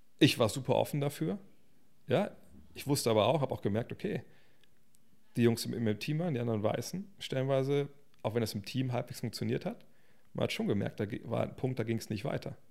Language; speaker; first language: German; native; German